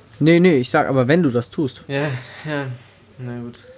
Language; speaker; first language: German; native; German